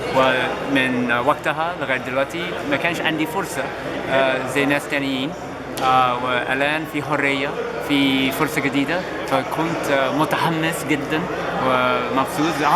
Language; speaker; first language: Arabic; non-native, fluent; English